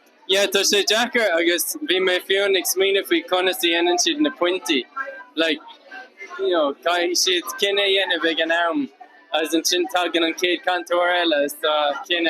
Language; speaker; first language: Irish; non-native, local second language; English